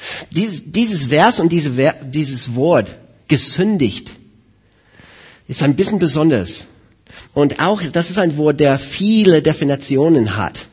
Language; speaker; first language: German; non-native, fluent; English